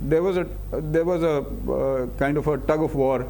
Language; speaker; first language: English; non-native, local second language; Urdu